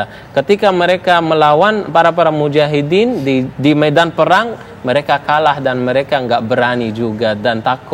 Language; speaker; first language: Indonesian; non-native, fluent; Arabic